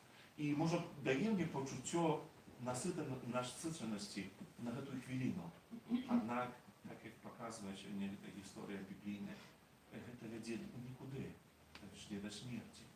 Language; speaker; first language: Polish; non-native, learner; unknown